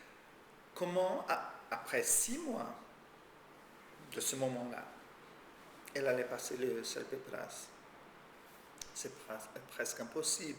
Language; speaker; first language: French; non-native, fluent; Portuguese